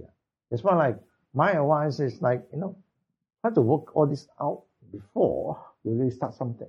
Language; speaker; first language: English; non-native, local second language; Cantonese